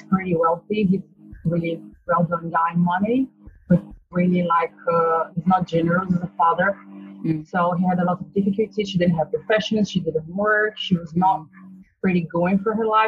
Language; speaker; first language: English; non-native, learner; Portuguese